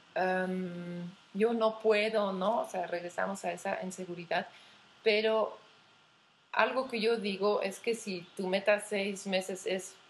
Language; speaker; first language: Spanish; non-native, fluent; Dutch